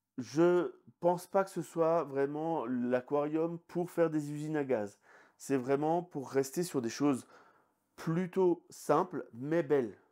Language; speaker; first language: French; native; French